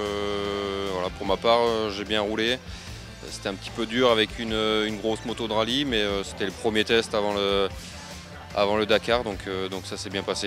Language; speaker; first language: French; native; French